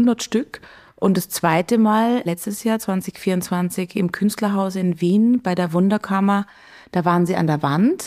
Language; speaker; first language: German; native; German